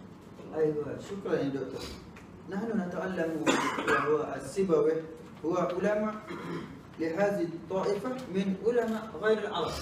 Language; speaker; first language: Arabic; non-native, learner; Malay